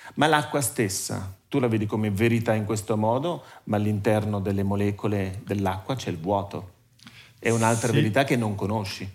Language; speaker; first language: Italian; native; Italian